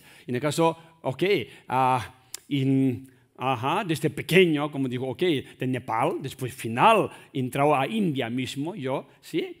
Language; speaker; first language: Spanish; non-native, learner; Tibetan